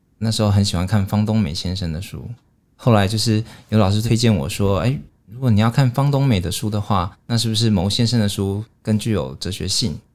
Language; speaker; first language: Chinese; native; Chinese